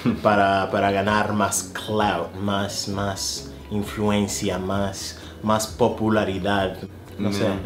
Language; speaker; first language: Spanish; non-native, fluent; English